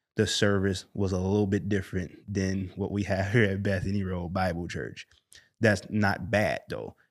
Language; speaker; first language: English; native; English